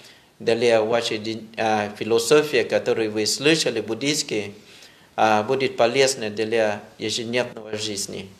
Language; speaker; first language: Russian; non-native, fluent; Thai